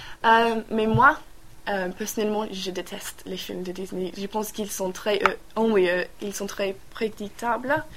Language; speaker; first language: French; non-native, learner; English